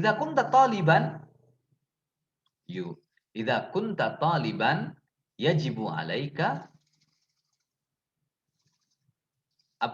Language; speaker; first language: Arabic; non-native, fluent; Indonesian